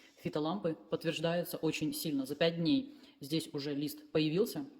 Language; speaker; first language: Russian; non-native, local second language; Ukrainian